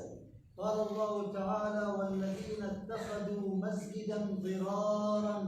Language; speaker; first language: Arabic; native; Arabic